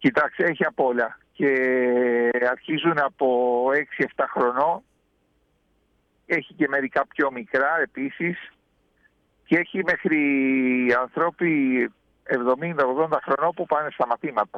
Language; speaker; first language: Greek; early bilingual, heritage; Spanish